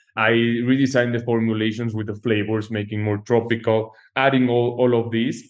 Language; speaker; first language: English; non-native, fluent; Spanish